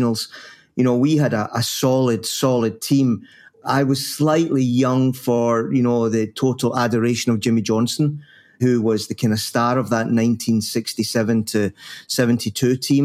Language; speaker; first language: English; native; English